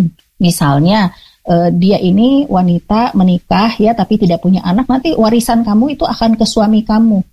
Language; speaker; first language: Indonesian; native; Indonesian